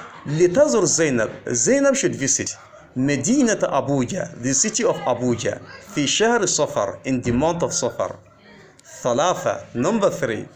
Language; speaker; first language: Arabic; non-native, fluent; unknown